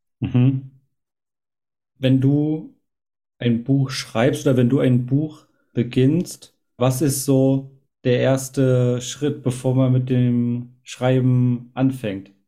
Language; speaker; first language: German; early bilingual, heritage; German